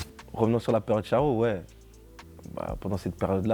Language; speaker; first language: French; native; French